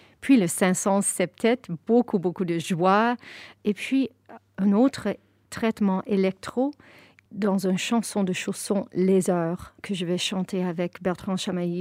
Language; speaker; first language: French; non-native, fluent; English